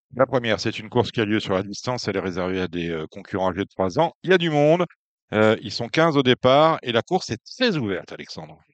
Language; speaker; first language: French; native; French